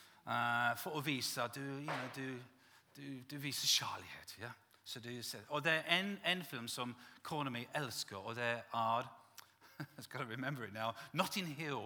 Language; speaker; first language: Norwegian; non-native, fluent; English